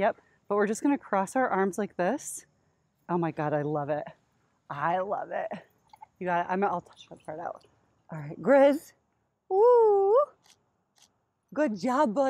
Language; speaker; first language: English; native; English